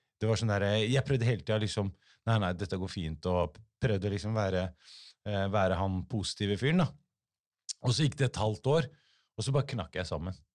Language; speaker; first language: Norwegian; early bilingual, other home language; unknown